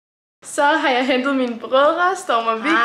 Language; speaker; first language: Danish; native; Danish